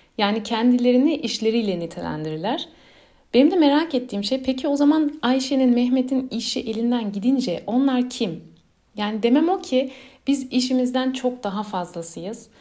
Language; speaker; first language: Turkish; early bilingual, heritage; Turkish